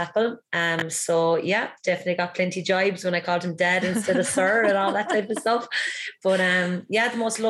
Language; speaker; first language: English; native; English